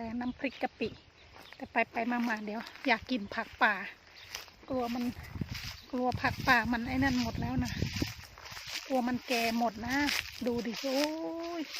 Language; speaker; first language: Thai; native; Thai